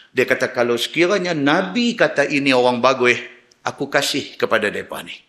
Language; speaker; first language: Malay; native; Malay